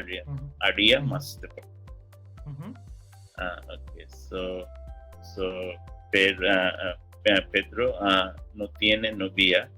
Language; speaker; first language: Spanish; non-native, learner; English